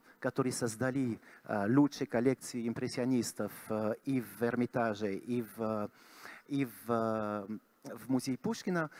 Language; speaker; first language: Russian; non-native, fluent; French